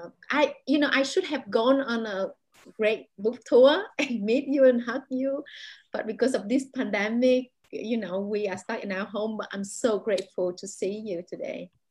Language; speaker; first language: English; non-native, fluent; Vietnamese